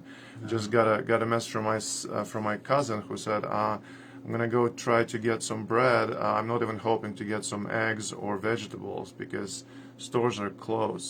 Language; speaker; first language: English; non-native, fluent; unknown